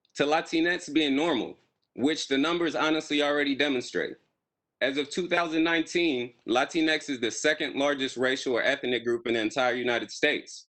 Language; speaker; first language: English; native; English